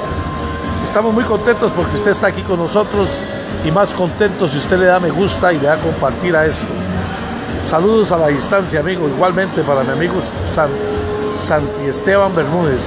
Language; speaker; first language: Spanish; native; Spanish